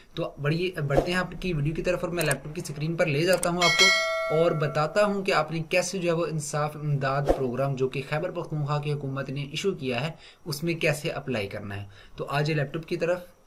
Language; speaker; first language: Urdu; native; Urdu